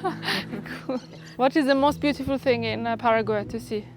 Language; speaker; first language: English; non-native, learner; Persian